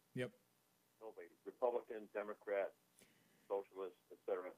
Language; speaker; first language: English; native; English